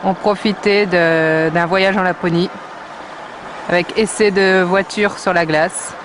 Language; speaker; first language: French; native; French